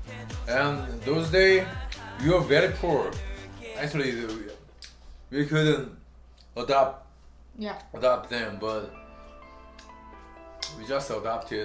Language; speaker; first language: English; non-native, learner; Korean